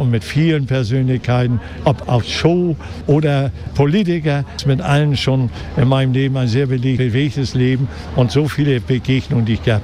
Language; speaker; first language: German; native; German